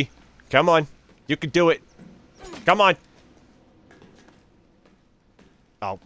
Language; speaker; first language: English; native; English